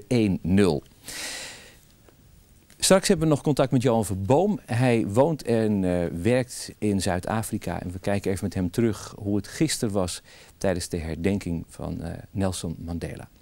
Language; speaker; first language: Dutch; native; Dutch